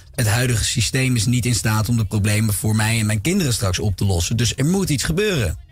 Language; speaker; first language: Dutch; native; Dutch